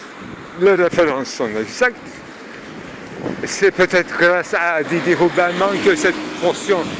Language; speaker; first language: French; non-native, fluent; Turkish